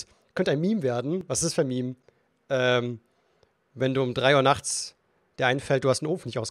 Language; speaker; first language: German; native; German